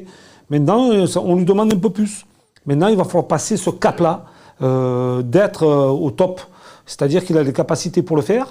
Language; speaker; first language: French; native; French